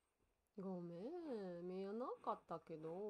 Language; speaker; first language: Japanese; non-native, learner; Russian